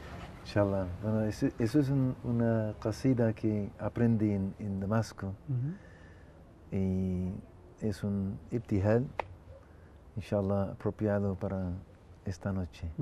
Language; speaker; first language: Spanish; non-native, fluent; English